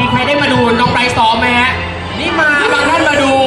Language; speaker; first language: Thai; native; Thai